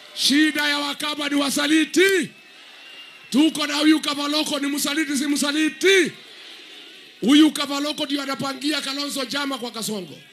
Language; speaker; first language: Swahili; non-native, local second language; Kikuyu